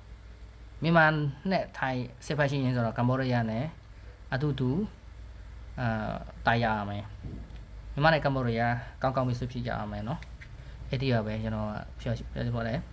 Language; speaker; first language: Burmese; non-native, learner; Khmer